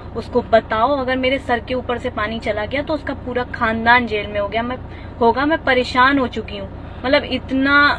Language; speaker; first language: Hindi; native; Hindi